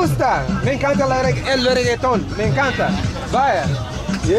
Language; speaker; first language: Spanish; non-native, learner; English